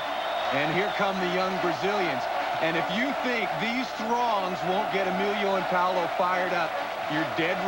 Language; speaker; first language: English; native; English